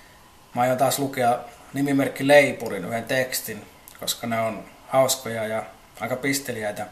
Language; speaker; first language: Finnish; native; Finnish